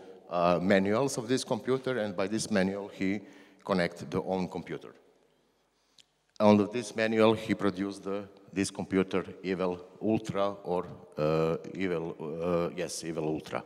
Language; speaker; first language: English; non-native, learner; Croatian